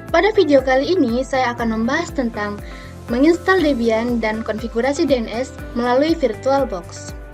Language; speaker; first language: Indonesian; native; Indonesian